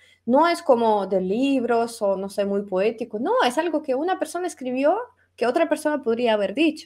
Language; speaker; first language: Spanish; non-native, fluent; Russian